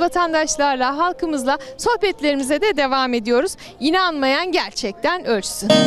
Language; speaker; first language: Turkish; native; Turkish